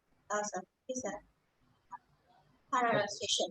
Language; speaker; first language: English; non-native, fluent; Indonesian